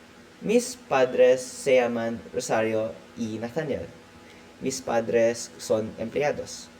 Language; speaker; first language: Spanish; non-native, learner; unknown